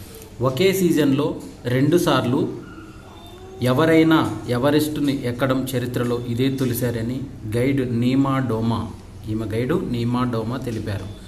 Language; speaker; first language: Telugu; native; Telugu